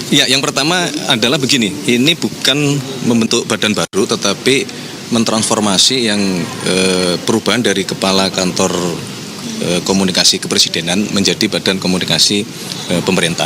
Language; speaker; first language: Indonesian; native; Indonesian